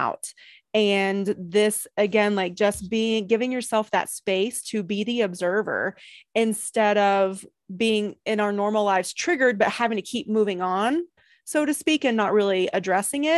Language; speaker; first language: English; native; English